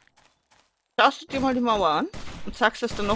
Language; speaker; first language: German; native; German